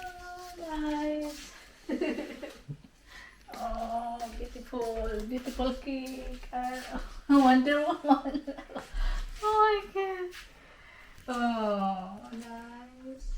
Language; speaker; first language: English; non-native, learner; Cebuano